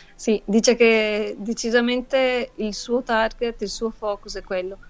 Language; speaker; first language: Italian; native; Italian